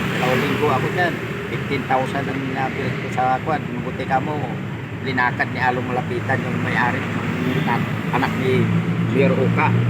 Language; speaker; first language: Filipino; non-native, local second language; Hiligaynon